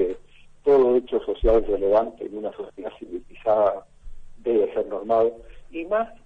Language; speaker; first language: Spanish; native; Spanish